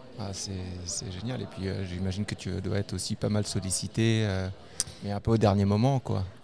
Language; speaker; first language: French; native; French